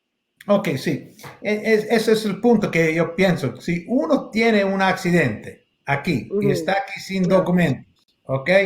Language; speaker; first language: Spanish; non-native, learner; English